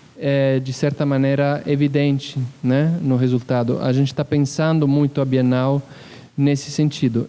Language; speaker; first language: Portuguese; non-native, fluent; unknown